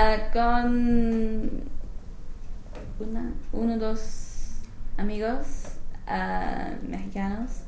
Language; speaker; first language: Spanish; non-native, learner; English